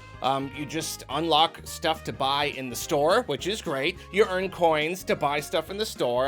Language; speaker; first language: English; native; English